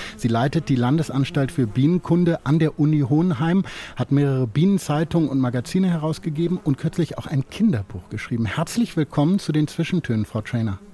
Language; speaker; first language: German; native; German